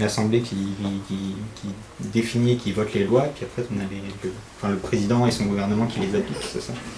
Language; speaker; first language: French; native; French